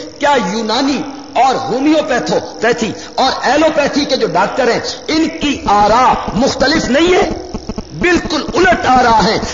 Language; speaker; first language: Urdu; non-native, local second language; Punjabi